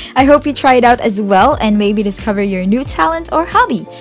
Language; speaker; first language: English; non-native, local second language; Filipino